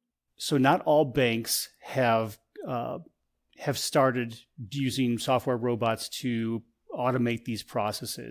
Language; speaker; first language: English; native; English